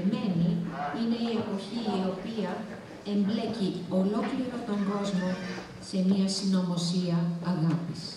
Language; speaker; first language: Greek; native; Greek